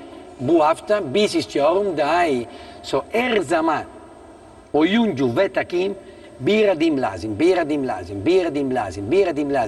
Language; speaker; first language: Turkish; non-native, learner; Italian